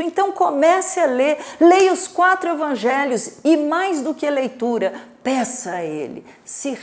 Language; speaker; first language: Portuguese; native; Portuguese